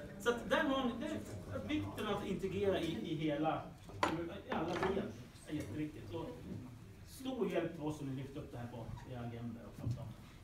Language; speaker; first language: Swedish; native; Swedish